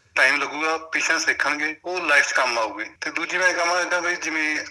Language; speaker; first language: Punjabi; native; Punjabi